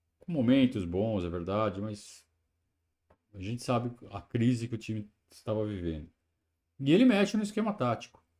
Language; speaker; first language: Portuguese; native; Portuguese